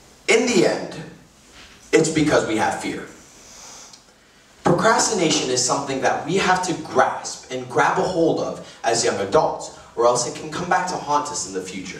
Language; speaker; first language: English; native; English